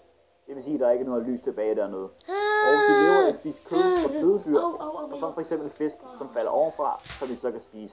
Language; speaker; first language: Danish; native; Danish